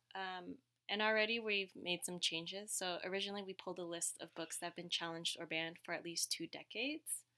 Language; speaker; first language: English; early bilingual, other home language; Cantonese